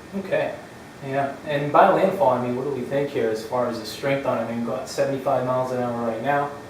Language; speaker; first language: English; native; English